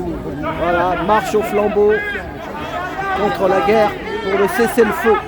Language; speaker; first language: French; native; French